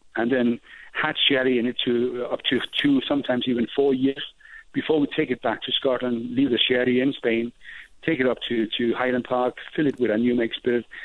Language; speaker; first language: English; non-native, fluent; Danish